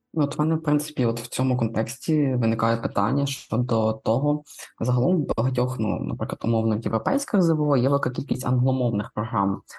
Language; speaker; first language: Ukrainian; native; Ukrainian